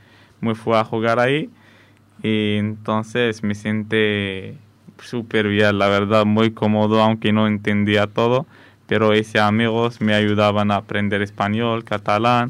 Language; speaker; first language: Spanish; non-native, fluent; Arabic